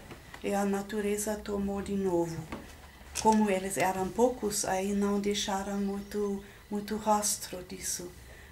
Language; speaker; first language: Portuguese; non-native, fluent; German